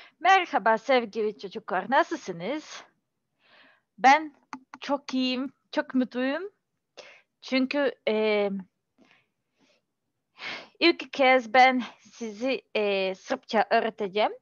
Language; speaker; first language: Turkish; non-native, learner; Serbian